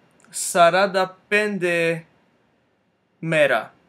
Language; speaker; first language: Greek; non-native, learner; Portuguese